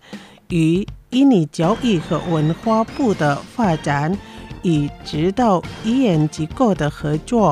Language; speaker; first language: Chinese; non-native, fluent; Indonesian